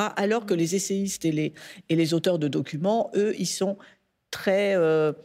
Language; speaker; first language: French; native; French